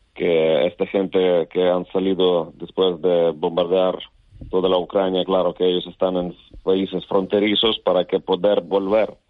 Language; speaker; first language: Spanish; non-native, fluent; Ukrainian